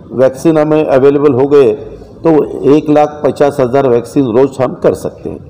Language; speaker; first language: Hindi; non-native, local second language; Marathi